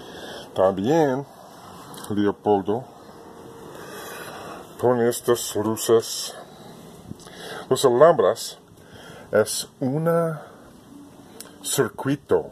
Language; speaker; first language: Spanish; non-native, learner; English